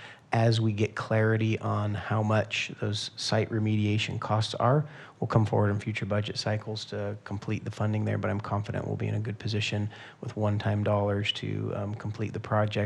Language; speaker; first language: English; native; English